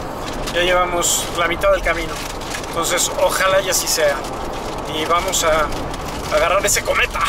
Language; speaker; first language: Spanish; native; Spanish